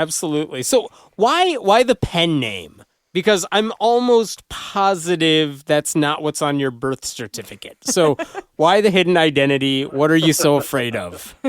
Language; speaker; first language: English; native; English